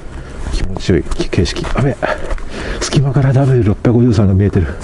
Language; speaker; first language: Japanese; native; Japanese